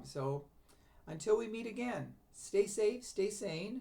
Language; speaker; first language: English; native; English